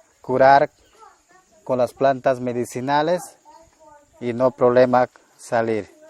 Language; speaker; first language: Spanish; non-native, local second language; Shipibo-Conibo